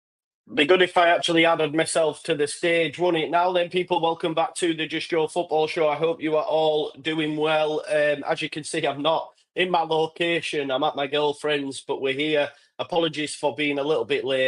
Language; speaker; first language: English; native; English